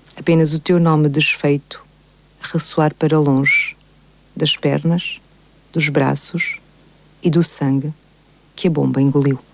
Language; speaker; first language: Portuguese; native; Portuguese